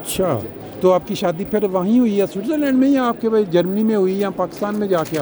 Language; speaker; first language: Urdu; native; Urdu